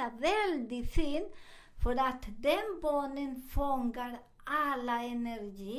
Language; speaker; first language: Swedish; non-native, learner; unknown